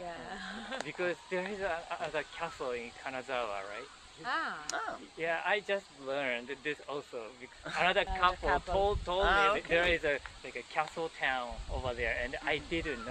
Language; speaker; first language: English; non-native, fluent; Japanese